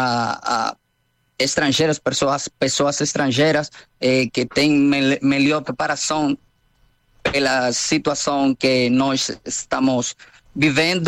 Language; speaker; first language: Portuguese; non-native, learner; Spanish